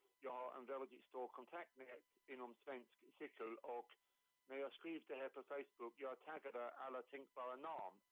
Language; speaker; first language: Swedish; non-native, fluent; English